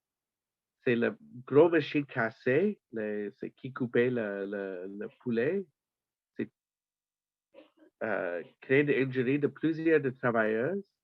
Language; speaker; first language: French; non-native, learner; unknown